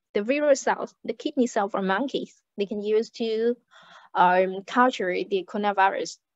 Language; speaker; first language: English; non-native, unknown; Vietnamese